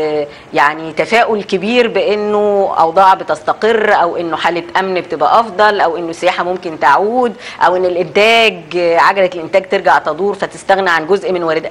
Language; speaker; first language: Arabic; native; Arabic